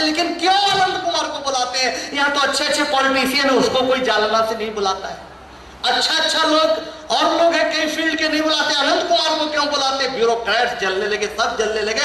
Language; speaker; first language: Hindi; native; Hindi